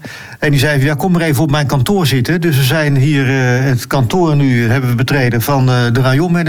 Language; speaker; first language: Dutch; native; Dutch